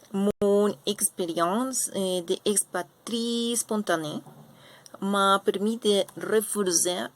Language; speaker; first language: French; non-native, learner; Spanish